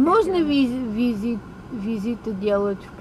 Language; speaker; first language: French; non-native, local second language; Russian